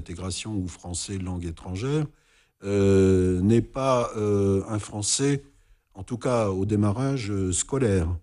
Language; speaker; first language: French; native; French